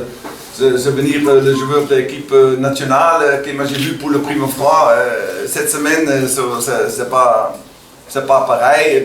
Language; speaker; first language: French; non-native, learner; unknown